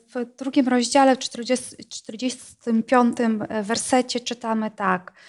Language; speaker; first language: Polish; non-native, fluent; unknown